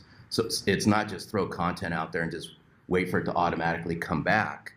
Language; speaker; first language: English; native; English